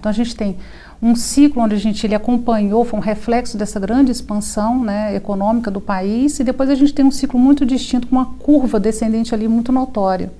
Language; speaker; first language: Portuguese; native; Portuguese